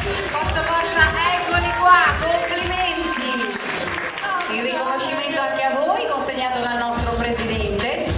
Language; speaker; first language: Italian; native; Italian